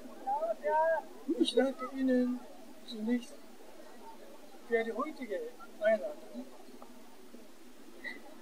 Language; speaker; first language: German; non-native, fluent; Japanese